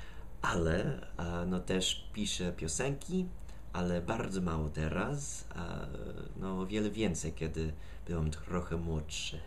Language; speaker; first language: Polish; non-native, fluent; English